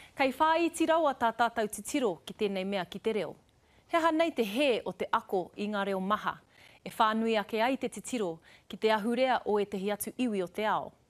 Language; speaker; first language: Māori; non-native, local second language; English